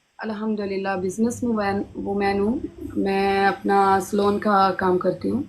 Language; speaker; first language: Urdu; early bilingual, heritage; Hindi